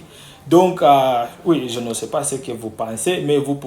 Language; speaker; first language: French; non-native, fluent; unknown